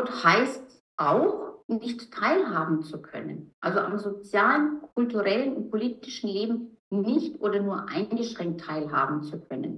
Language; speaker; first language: German; native; German